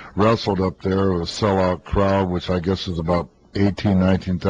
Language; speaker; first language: English; native; English